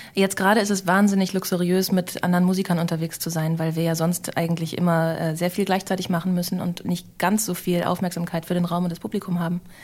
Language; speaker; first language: German; native; German